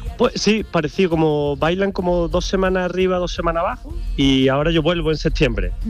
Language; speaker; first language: Spanish; native; Spanish